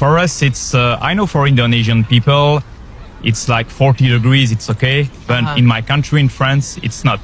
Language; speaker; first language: English; non-native, fluent; French